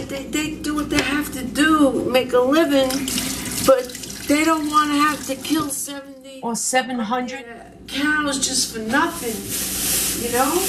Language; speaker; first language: English; native; English